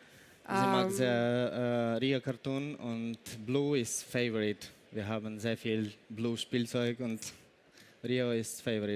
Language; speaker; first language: German; non-native, learner; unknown